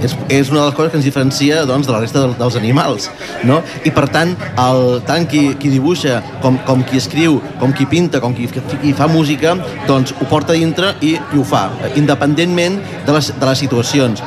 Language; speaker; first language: Catalan; native; Catalan